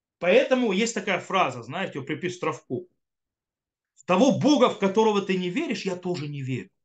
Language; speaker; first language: Russian; early bilingual, heritage; Russian